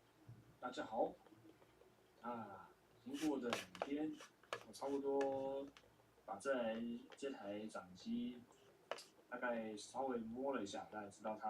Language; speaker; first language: Chinese; native; Chinese